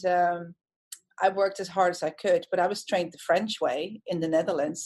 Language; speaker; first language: English; non-native, fluent; Dutch